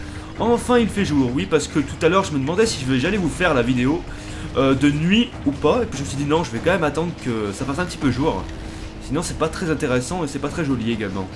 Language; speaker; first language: French; native; French